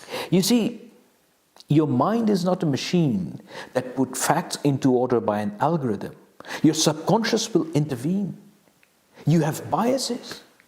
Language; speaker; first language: English; non-native, local second language; Bangla